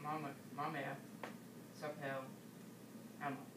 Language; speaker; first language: French; non-native, learner; English